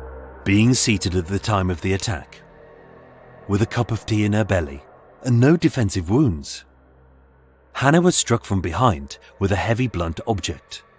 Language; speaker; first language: English; native; English